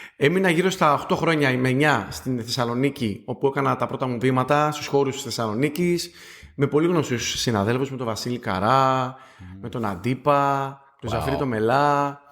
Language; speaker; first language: Greek; native; Greek